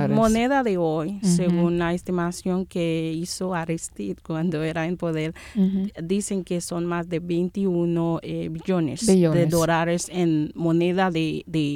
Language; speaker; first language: Spanish; non-native, fluent; Haitian Creole